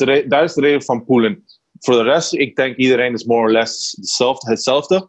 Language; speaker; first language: Dutch; non-native, learner; Spanish